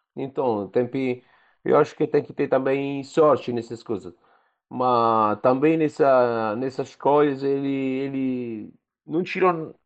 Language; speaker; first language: Portuguese; non-native, fluent; Italian